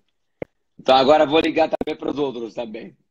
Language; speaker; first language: Portuguese; native; Portuguese